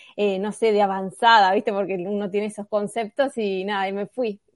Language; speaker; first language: Spanish; native; Spanish